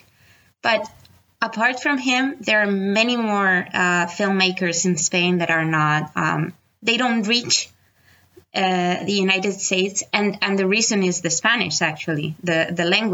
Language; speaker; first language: English; non-native, fluent; Spanish